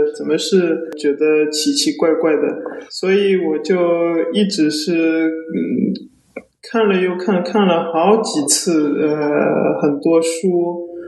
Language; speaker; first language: Chinese; early bilingual, heritage; Chinese